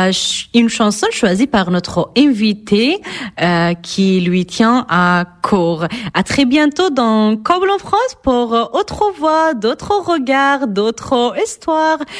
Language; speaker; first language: French; non-native, fluent; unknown